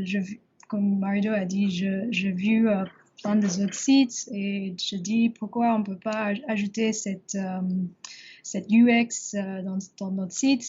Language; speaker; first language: French; non-native, learner; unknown